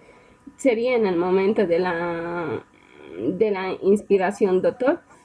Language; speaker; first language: Spanish; native; Spanish